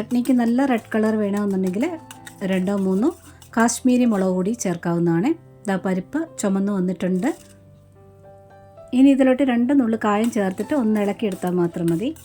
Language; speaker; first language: Malayalam; native; Malayalam